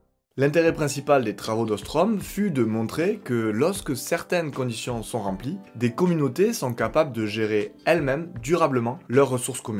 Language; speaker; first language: French; native; French